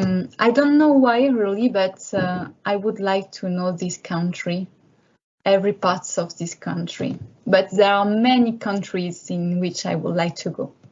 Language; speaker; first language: English; non-native, learner; French